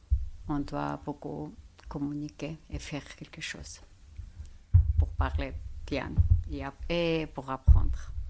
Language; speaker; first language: French; non-native, learner; Georgian